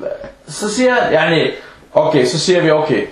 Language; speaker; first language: Danish; early bilingual, other home language; Arabic